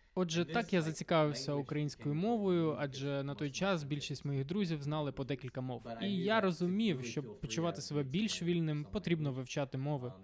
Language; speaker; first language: Ukrainian; non-native, fluent; English